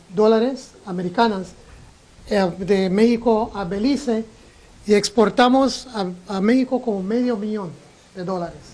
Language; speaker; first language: Spanish; non-native, local second language; English